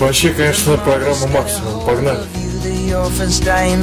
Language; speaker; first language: Russian; native; Russian